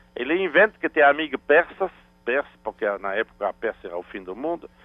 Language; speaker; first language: Portuguese; non-native, fluent; French